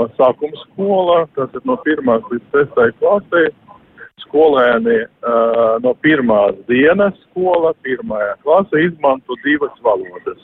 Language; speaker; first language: Latvian; non-native, local second language; Russian